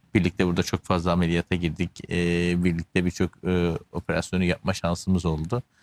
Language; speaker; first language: Turkish; native; Turkish